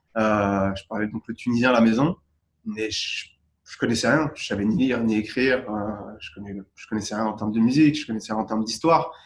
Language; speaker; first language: French; native; French